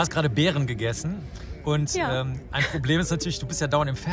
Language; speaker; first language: German; native; German